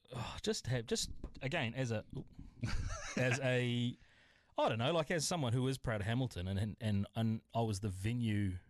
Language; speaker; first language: English; native; English